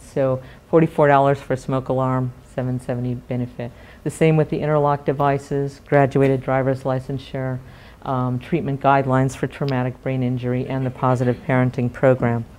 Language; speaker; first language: English; native; English